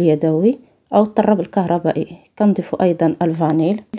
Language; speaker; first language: Arabic; native; Arabic